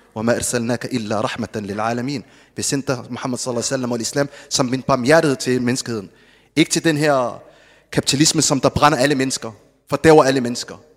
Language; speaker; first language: Danish; non-native, fluent; Arabic